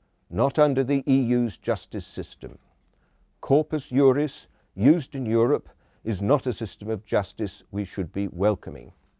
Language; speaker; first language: English; native; English